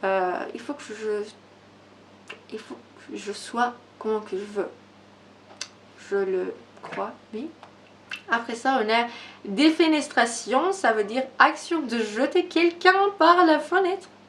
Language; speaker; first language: French; non-native, learner; Persian